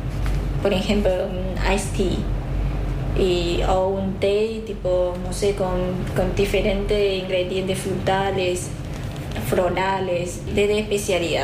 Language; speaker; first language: Spanish; non-native, fluent; Chinese